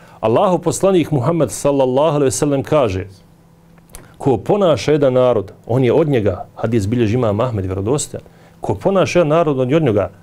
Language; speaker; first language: Bosnian; native; Bosnian